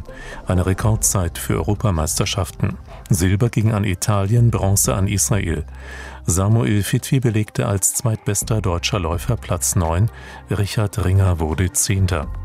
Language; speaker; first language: German; native; German